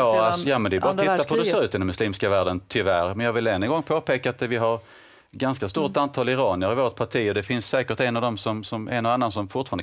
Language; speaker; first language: Swedish; native; Swedish